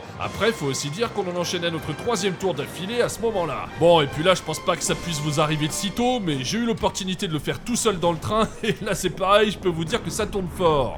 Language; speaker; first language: French; native; French